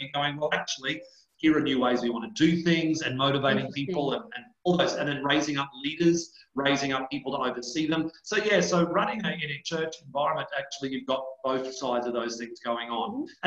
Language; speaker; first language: English; native; English